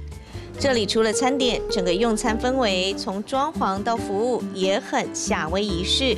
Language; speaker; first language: Chinese; native; Chinese